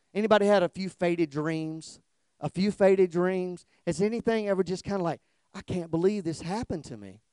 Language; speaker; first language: English; native; English